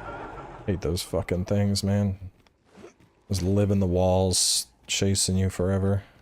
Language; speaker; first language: English; native; English